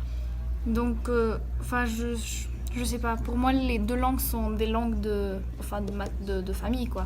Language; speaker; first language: French; early bilingual, heritage; French